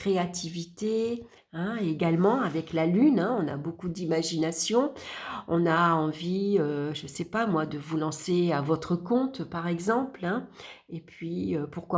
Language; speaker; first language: French; native; French